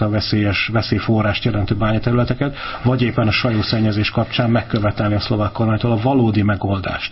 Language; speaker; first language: Hungarian; native; Hungarian